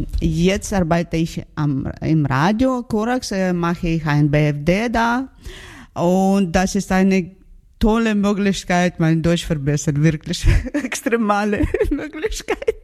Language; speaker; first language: German; non-native, learner; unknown